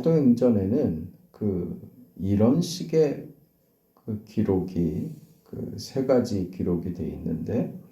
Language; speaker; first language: Korean; native; Korean